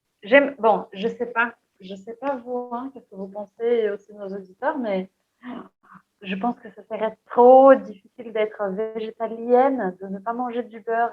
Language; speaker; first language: French; non-native, fluent; Portuguese